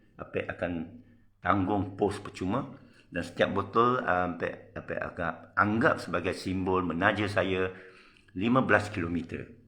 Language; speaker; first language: Malay; non-native, local second language; Chinese